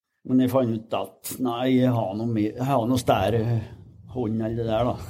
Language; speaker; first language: Norwegian; native; Norwegian